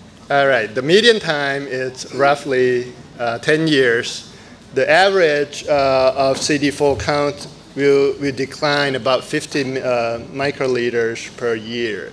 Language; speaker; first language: English; non-native, fluent; Thai